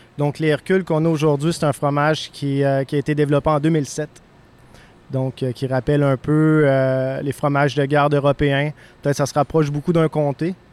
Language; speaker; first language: French; native; French